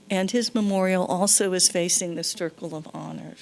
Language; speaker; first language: English; native; English